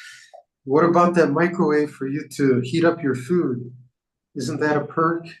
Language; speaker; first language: English; non-native, fluent; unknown